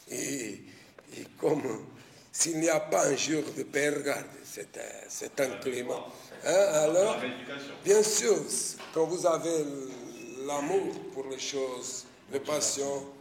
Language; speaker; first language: French; non-native, fluent; Portuguese